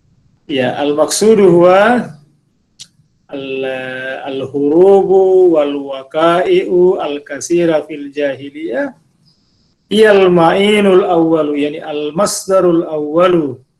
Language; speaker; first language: Arabic; non-native, fluent; Indonesian